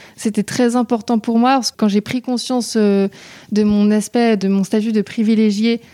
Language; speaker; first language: French; native; French